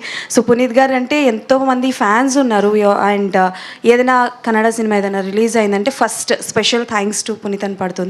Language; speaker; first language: Telugu; native; Telugu